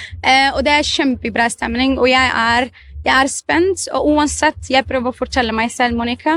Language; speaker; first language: Norwegian; non-native, learner; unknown